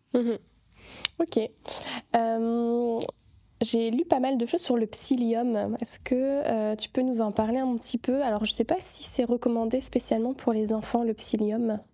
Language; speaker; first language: French; native; French